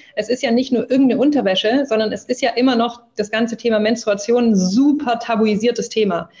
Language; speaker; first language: German; early bilingual, other home language; English